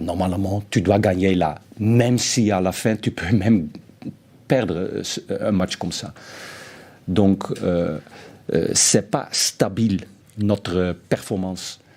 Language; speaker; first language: French; non-native, fluent; Dutch